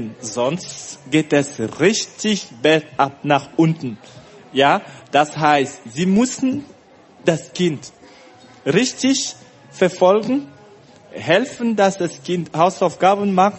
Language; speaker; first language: German; non-native, fluent; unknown